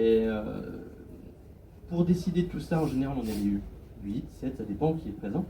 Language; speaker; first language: French; native; French